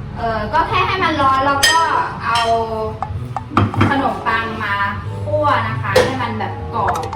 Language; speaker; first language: Thai; native; Thai